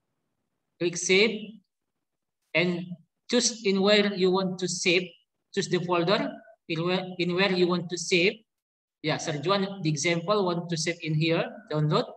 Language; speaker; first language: English; non-native, learner; Indonesian